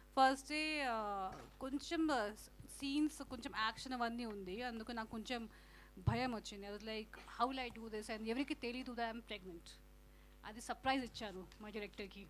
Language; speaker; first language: Telugu; non-native, fluent; Hindi